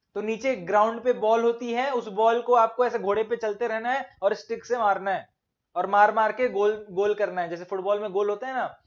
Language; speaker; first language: Hindi; native; Hindi